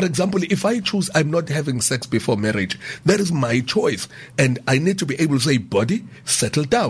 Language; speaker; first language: English; non-native, local second language; Zulu